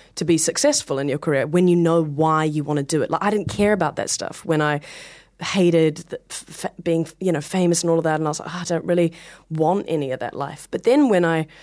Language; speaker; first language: English; native; English